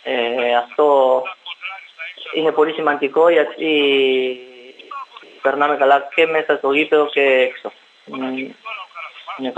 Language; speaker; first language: Greek; non-native, learner; Spanish